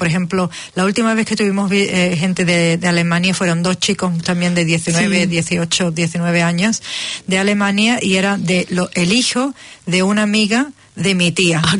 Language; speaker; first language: Spanish; native; Spanish